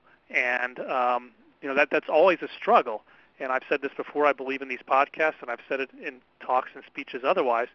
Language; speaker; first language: English; native; English